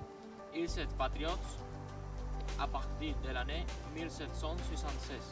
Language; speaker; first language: French; non-native, learner; Spanish